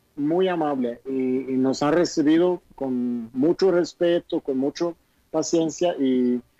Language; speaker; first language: Spanish; non-native, fluent; Swedish